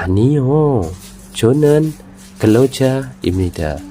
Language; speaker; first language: Korean; non-native, fluent; Indonesian